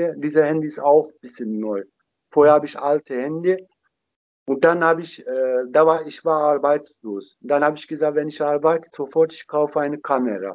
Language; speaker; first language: German; non-native, learner; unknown